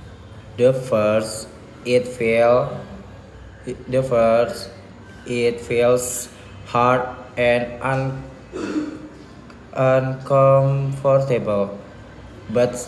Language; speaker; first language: English; non-native, learner; Indonesian